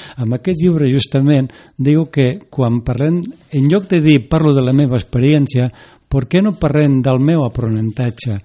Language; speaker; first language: Catalan; non-native, local second language; Spanish